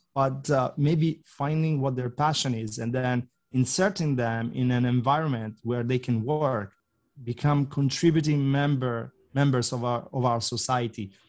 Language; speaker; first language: English; non-native, fluent; Italian